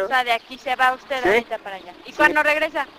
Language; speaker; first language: Spanish; native; Spanish